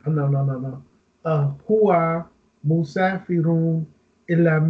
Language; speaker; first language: Arabic; non-native, learner; English